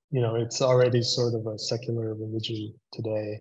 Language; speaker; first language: English; native; English